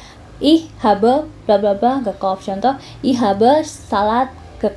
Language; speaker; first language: German; non-native, fluent; Indonesian